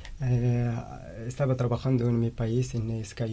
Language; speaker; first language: Spanish; non-native, learner; Arabic